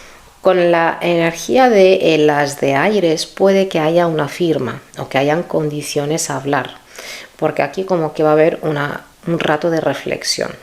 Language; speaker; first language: Spanish; native; Spanish